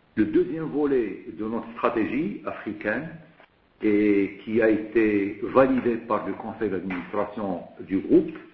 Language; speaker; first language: French; non-native, local second language; Arabic